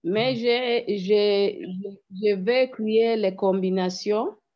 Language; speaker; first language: French; non-native, learner; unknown